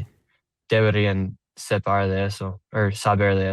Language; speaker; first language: Spanish; non-native, learner; English